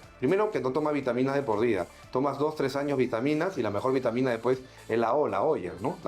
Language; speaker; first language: Spanish; native; Spanish